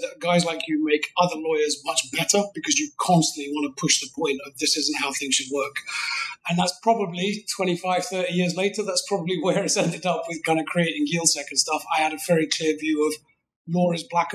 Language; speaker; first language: English; native; English